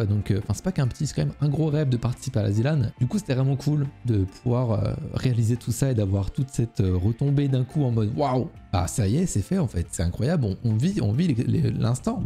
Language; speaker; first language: French; native; French